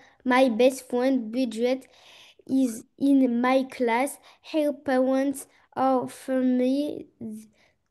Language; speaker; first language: English; non-native, learner; French